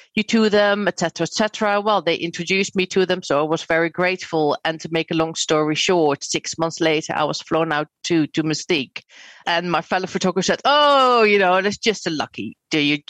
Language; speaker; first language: English; non-native, fluent; Dutch